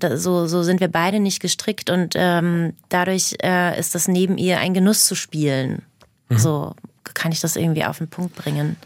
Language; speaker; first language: German; native; German